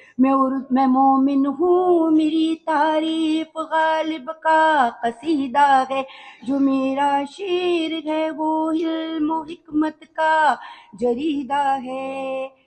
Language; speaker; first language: Urdu; native; Urdu